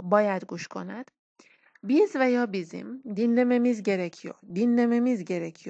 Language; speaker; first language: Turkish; non-native, fluent; Persian